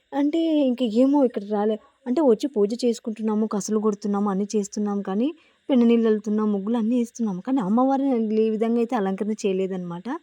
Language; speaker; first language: Telugu; native; Telugu